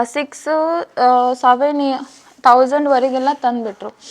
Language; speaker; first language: Kannada; native; Kannada